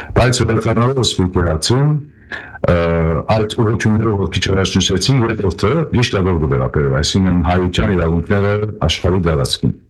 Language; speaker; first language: Armenian; early bilingual, heritage; Armenian